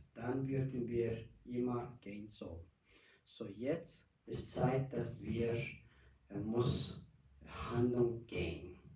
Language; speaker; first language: German; non-native, learner; Tibetan